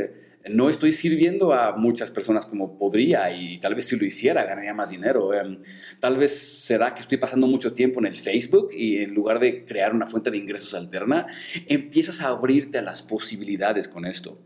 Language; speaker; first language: Spanish; native; Spanish